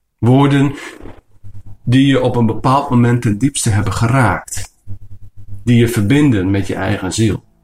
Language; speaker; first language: Dutch; non-native, local second language; Western Frisian